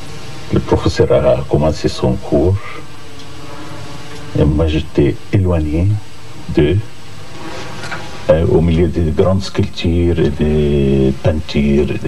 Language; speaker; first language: French; non-native, fluent; Arabic